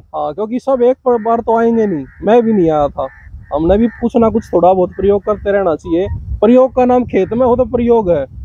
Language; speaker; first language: Hindi; native; Hindi